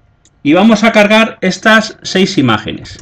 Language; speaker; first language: Spanish; native; Spanish